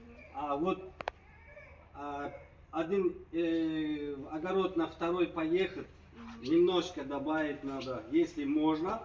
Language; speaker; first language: Russian; non-native, local second language; Uzbek